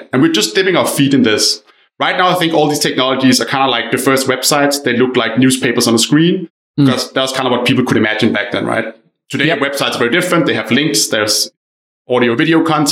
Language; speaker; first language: English; non-native, fluent; Danish